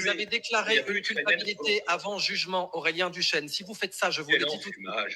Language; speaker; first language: French; native; French